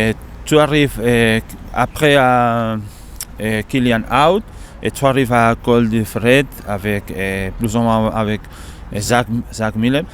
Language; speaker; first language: French; non-native, learner; Spanish